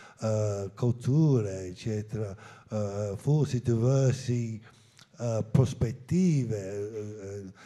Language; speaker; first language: Italian; non-native, learner; English